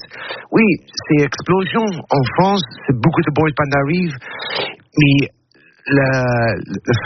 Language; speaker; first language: French; non-native, learner; English